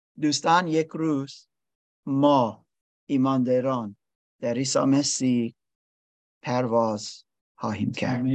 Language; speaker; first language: Persian; non-native, learner; English